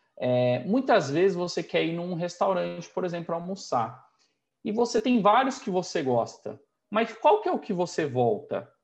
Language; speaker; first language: Portuguese; native; Portuguese